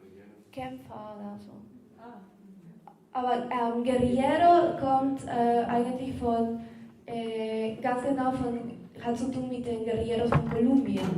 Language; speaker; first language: German; non-native, learner; Spanish